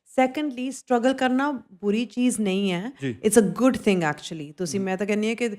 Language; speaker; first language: Punjabi; non-native, fluent; English